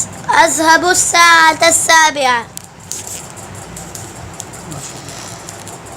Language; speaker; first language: Arabic; non-native, learner; Urdu